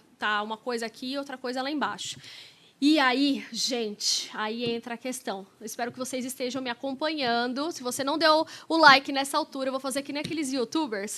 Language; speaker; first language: Portuguese; native; Portuguese